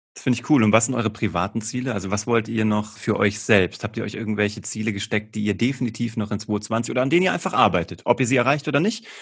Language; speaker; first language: German; native; German